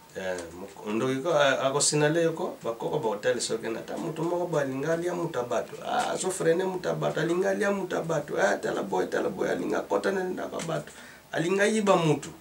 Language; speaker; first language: Lingala; non-native, local second language; Kongo